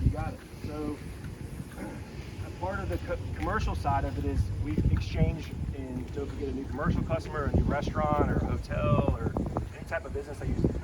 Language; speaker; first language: English; native; English